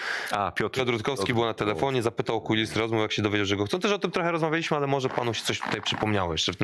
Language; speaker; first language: Polish; native; Polish